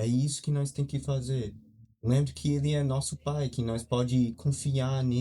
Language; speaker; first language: Portuguese; early bilingual, heritage; Portuguese